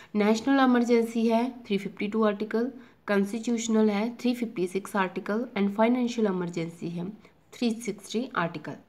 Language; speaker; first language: Hindi; native; Hindi